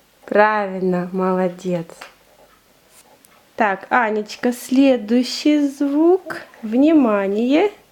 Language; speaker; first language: Russian; native; Russian